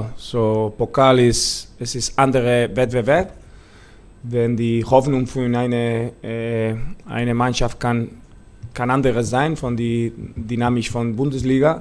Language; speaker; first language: German; non-native, learner; Spanish